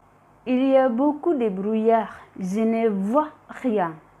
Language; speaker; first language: French; non-native, fluent; Indonesian